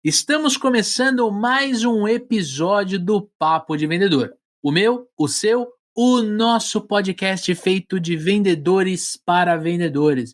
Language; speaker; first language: Portuguese; native; Portuguese